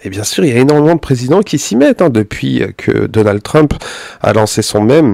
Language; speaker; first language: French; native; French